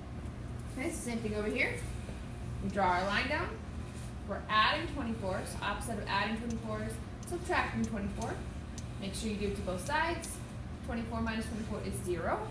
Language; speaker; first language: English; native; English